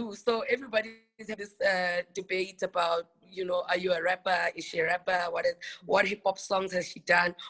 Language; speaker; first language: English; non-native, local second language; Xhosa